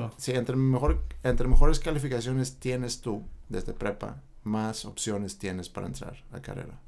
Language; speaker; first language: Spanish; non-native, fluent; Swedish